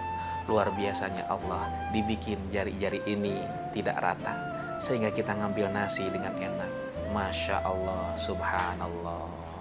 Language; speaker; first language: Indonesian; native; Indonesian